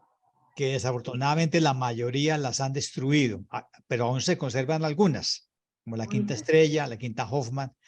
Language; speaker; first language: Spanish; native; Spanish